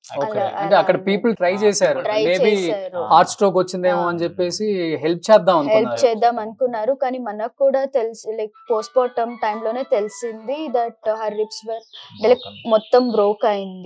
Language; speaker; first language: Telugu; native; Telugu